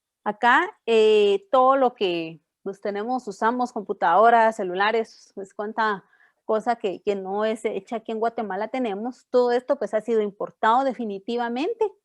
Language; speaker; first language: Spanish; native; Spanish